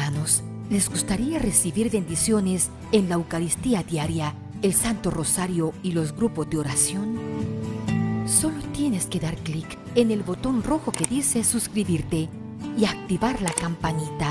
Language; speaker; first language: Spanish; native; Spanish